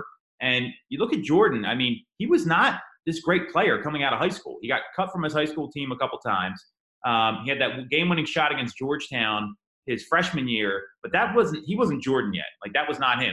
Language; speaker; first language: English; native; English